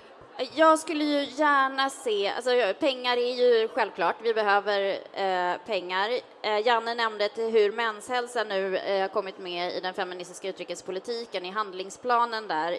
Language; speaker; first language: Swedish; native; Swedish